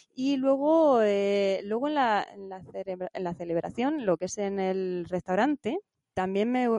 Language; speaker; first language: Spanish; native; Spanish